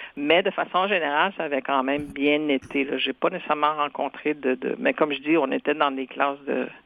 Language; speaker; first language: French; non-native, local second language; Cree